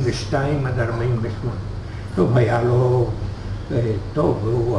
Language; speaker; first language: Hebrew; non-native, fluent; Hungarian